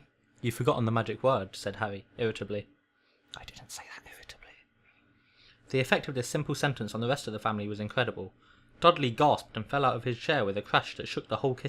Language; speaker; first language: English; native; English